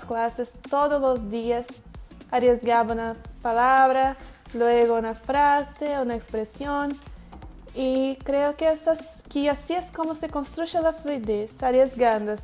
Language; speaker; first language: Spanish; non-native, fluent; Portuguese